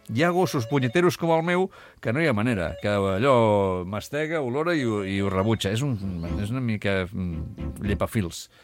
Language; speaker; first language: Catalan; native; Catalan